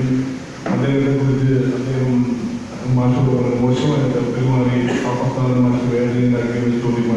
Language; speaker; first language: Malayalam; native; Malayalam